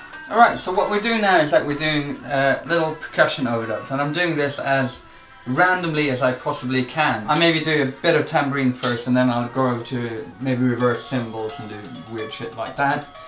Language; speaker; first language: English; non-native, fluent; Swedish